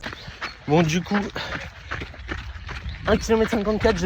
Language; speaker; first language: French; native; French